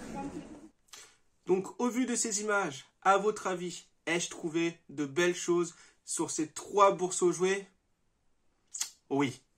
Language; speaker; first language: French; native; French